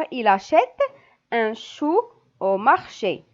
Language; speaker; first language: French; non-native, local second language; Arabic